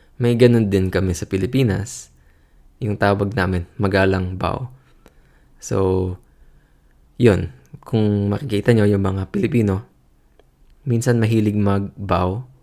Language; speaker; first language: Filipino; native; Filipino